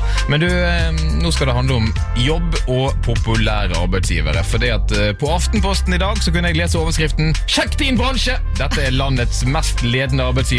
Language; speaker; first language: Norwegian; native; Norwegian